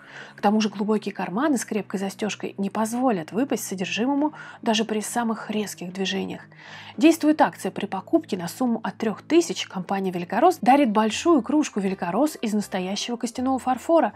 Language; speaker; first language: Russian; native; Russian